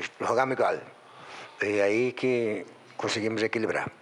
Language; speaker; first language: Portuguese; non-native, learner; Spanish